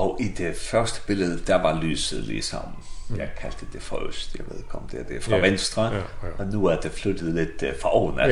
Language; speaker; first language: Danish; non-native, local second language; Faroese